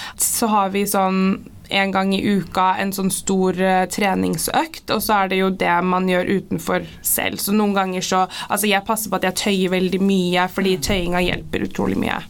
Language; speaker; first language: Norwegian; early bilingual, other home language; English